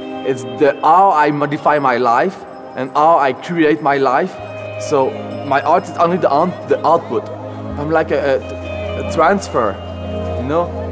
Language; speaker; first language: English; non-native, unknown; French